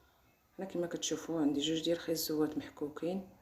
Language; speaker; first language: Arabic; native; Arabic